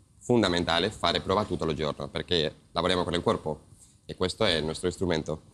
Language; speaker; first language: Italian; non-native, learner; Spanish